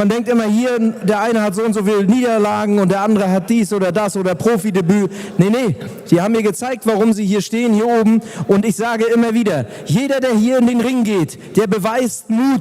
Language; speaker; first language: German; native; German